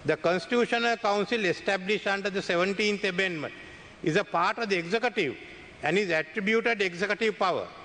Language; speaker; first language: English; non-native, local second language; Sinhala